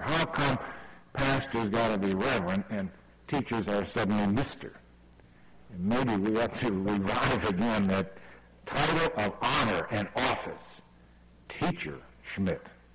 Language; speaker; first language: English; native; English